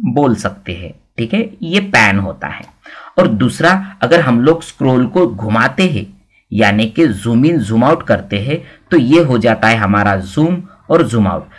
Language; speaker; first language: Hindi; non-native, local second language; Marathi